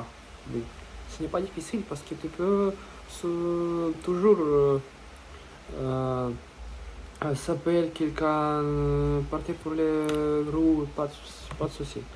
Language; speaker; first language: French; non-native, learner; Russian